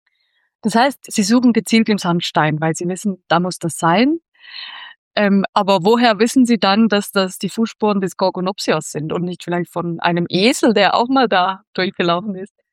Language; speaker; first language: German; native; German